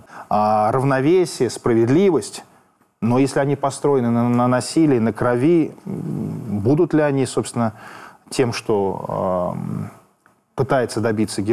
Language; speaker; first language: Russian; native; Russian